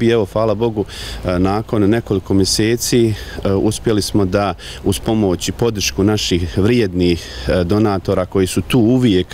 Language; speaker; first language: Croatian; native; Croatian